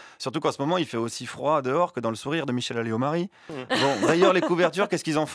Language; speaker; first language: French; native; French